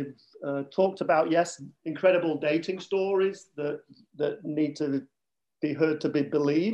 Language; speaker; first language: English; native; English